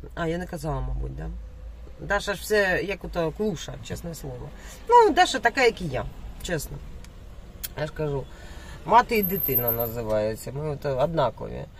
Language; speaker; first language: Ukrainian; non-native, local second language; Russian